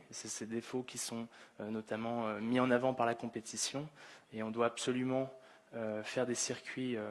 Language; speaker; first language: French; native; French